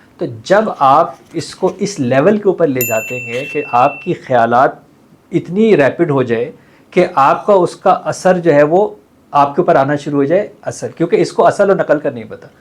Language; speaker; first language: Urdu; native; Urdu